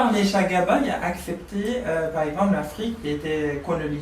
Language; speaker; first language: French; non-native, learner; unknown